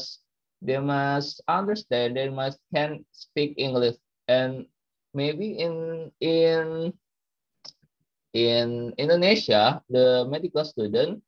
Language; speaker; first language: English; non-native, learner; Indonesian